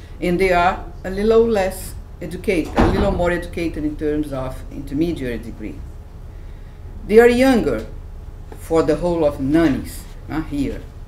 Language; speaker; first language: English; non-native, fluent; Portuguese